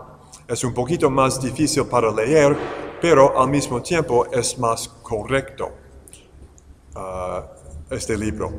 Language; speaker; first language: Spanish; non-native, fluent; English